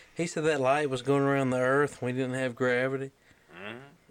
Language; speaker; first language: English; native; English